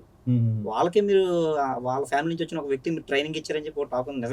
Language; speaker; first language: Telugu; native; Telugu